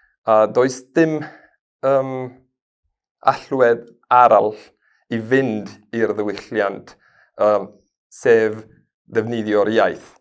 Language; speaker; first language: Welsh; non-native, learner; Spanish